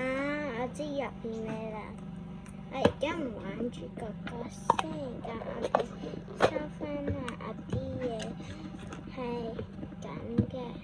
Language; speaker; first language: Cantonese; native; Cantonese